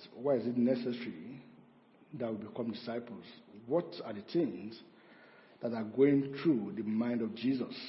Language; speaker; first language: English; non-native, local second language; Yoruba